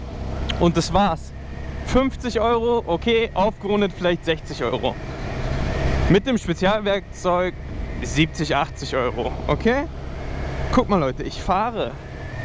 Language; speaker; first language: German; native; German